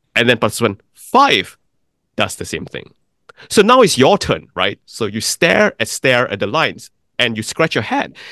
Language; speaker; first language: English; non-native, local second language; Chinese